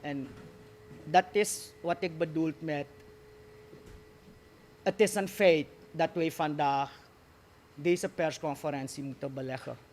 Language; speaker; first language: Dutch; native; Dutch